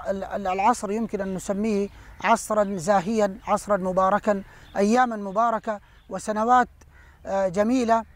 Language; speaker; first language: Arabic; non-native, fluent; Urdu